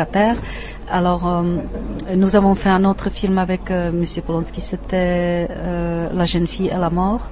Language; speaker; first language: French; non-native, fluent; Czech